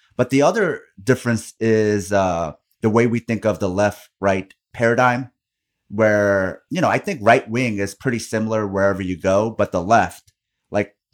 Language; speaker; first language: English; non-native, fluent; Korean